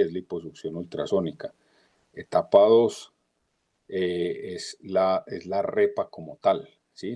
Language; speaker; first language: Spanish; native; Spanish